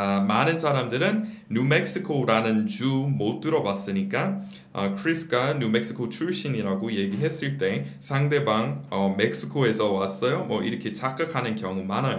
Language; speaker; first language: Korean; non-native, fluent; English